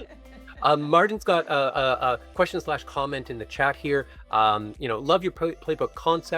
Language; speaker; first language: English; native; English